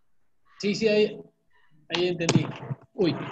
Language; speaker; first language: Spanish; native; Spanish